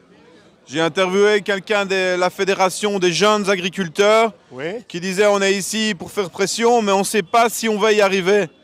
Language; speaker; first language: French; native; French